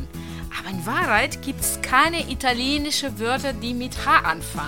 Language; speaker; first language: German; non-native, fluent; Italian